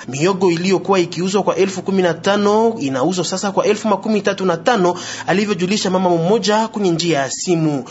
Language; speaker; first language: Swahili; non-native, local second language; Lingala